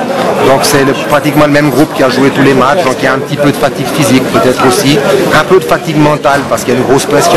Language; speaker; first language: French; native; French